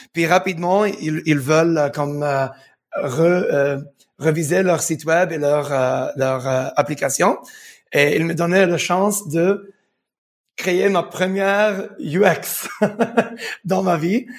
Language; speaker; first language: French; early bilingual, heritage; French